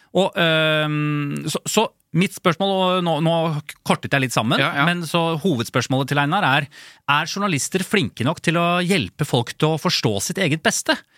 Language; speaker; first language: Norwegian; native; Norwegian